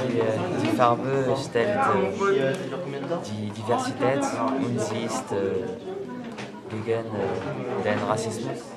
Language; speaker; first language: German; non-native, learner; French